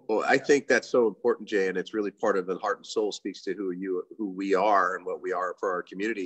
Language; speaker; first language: English; native; English